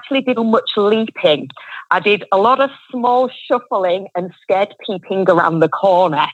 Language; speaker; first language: English; native; English